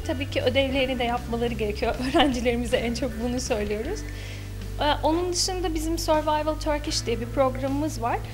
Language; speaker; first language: Turkish; native; Turkish